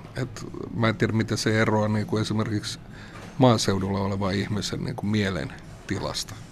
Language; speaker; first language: Finnish; native; Finnish